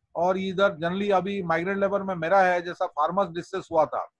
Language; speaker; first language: Hindi; non-native, local second language; Odia